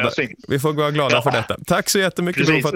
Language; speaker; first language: Swedish; native; Swedish